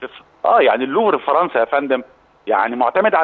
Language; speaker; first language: Arabic; native; Arabic